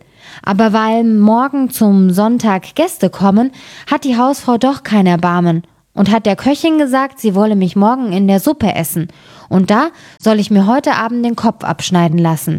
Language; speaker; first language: German; native; German